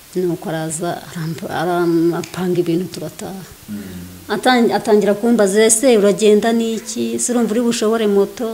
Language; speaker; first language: Kinyarwanda; native; Kinyarwanda